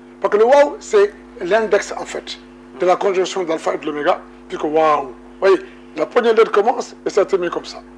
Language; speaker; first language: French; non-native, local second language; Wolof